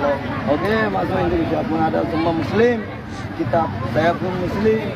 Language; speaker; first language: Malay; non-native, learner; Rohingya